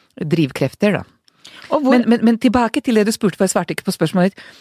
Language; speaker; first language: Norwegian; non-native, fluent; Serbian